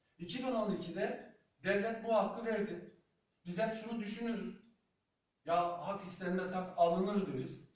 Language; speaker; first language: Turkish; non-native, local second language; Zaza